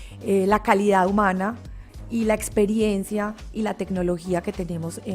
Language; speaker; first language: Spanish; native; Spanish